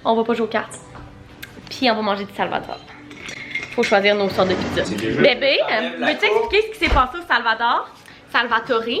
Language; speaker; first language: French; native; French